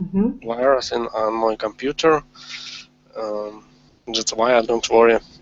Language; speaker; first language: English; non-native, learner; Russian